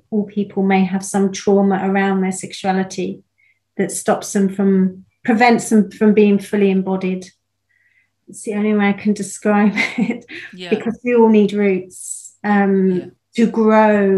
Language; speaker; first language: English; native; English